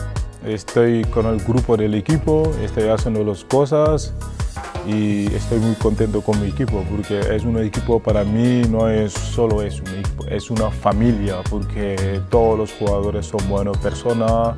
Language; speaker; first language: Spanish; non-native, fluent; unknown